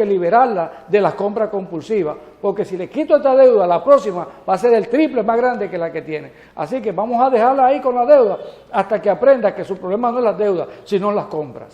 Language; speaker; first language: Spanish; native; Spanish